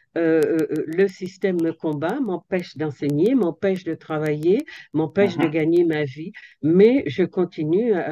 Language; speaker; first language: French; native; French